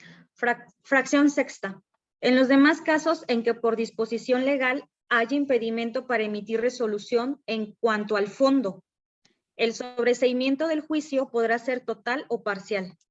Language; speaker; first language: Spanish; native; Spanish